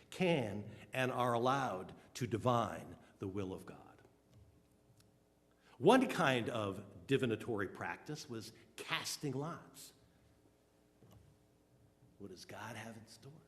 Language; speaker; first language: English; native; English